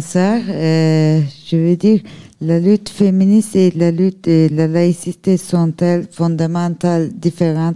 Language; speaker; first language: French; non-native, learner; Turkish